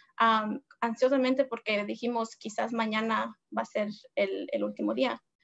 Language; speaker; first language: Spanish; early bilingual, heritage; Spanish